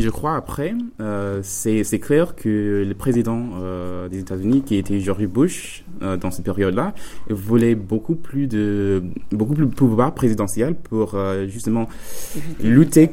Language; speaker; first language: French; non-native, fluent; English